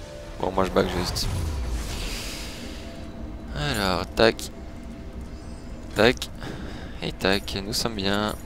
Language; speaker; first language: French; native; French